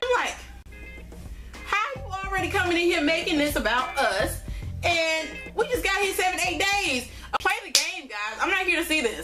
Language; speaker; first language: English; native; English